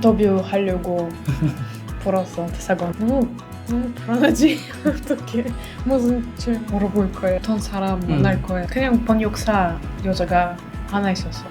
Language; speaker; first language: Korean; non-native, learner; Russian